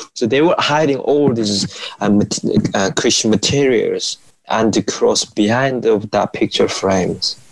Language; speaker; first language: English; non-native, fluent; Korean